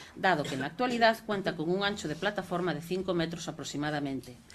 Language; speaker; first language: Spanish; non-native, local second language; Galician